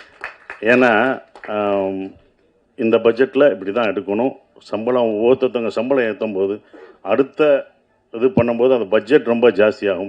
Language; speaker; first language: Tamil; native; Tamil